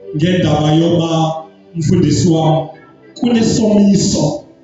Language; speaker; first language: Zulu; non-native, local second language; Xhosa